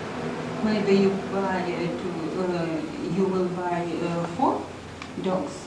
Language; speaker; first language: English; non-native, learner; Russian